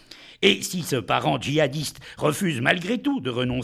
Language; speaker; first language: French; native; French